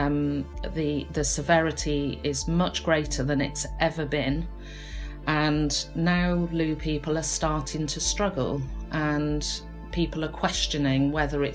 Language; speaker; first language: English; native; English